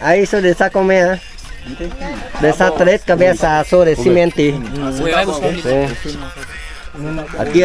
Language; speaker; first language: Portuguese; non-native, learner; Vietnamese